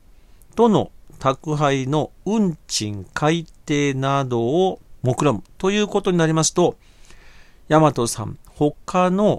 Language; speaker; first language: Japanese; native; Japanese